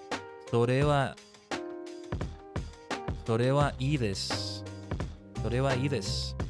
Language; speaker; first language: Japanese; non-native, learner; English